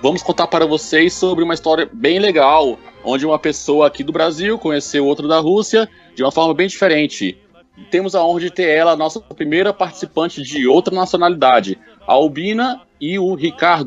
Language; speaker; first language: Portuguese; native; Portuguese